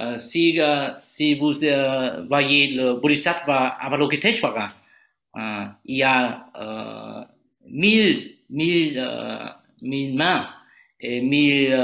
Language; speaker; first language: French; non-native, learner; Vietnamese